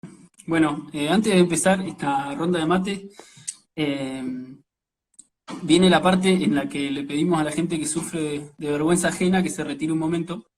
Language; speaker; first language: Spanish; native; Spanish